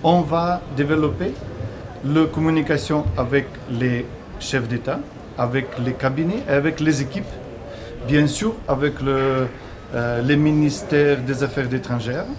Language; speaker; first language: French; non-native, learner; Ukrainian